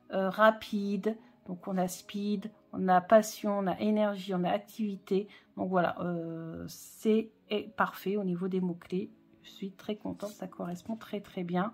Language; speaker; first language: French; native; French